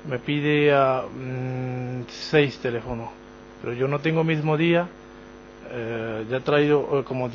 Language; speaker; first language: Spanish; non-native, learner; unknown